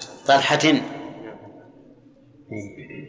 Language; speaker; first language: Arabic; native; Arabic